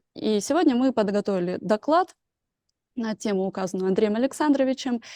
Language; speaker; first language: Russian; native; Russian